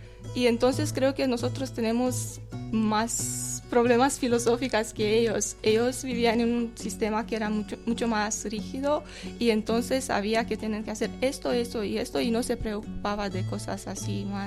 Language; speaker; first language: Spanish; non-native, fluent; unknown